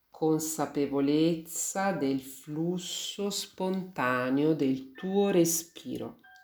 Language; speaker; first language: Italian; native; Italian